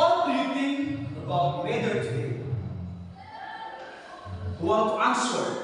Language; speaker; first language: English; non-native, learner; Indonesian